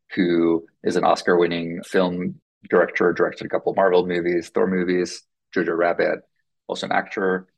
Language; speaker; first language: English; non-native, fluent; Finnish